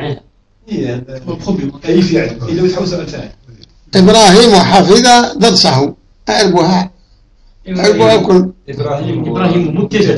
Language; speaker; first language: Arabic; native; Arabic